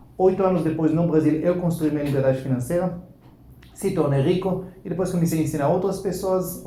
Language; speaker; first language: Portuguese; non-native, fluent; Hebrew